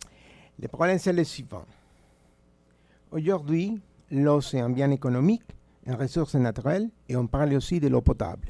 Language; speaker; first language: French; non-native, fluent; Spanish